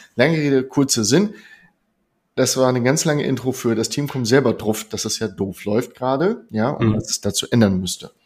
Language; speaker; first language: German; native; German